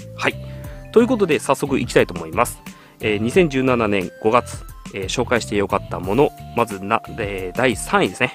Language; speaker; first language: Japanese; native; Japanese